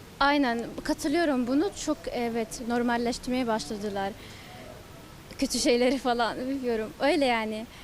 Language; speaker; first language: Turkish; non-native, learner; Arabic